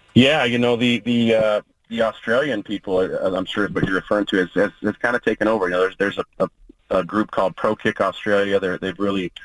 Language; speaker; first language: English; native; English